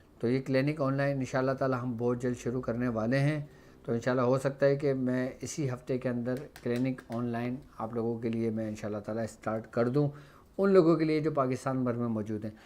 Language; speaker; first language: Urdu; native; Urdu